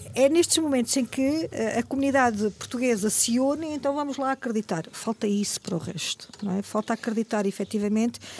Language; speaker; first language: Portuguese; native; Portuguese